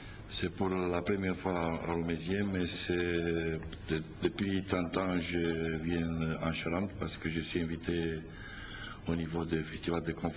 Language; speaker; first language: French; non-native, learner; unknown